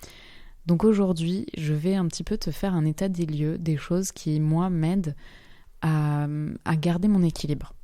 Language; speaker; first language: French; native; French